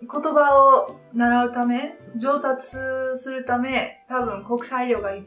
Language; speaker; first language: Japanese; non-native, fluent; Dutch